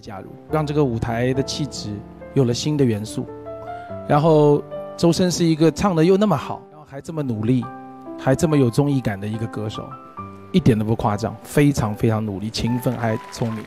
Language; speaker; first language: Chinese; native; Chinese